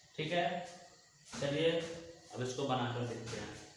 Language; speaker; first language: Hindi; native; Hindi